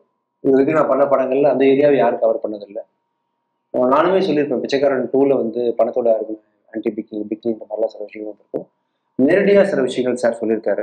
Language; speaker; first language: Tamil; native; Tamil